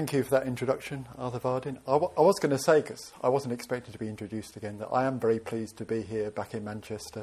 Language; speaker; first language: English; native; English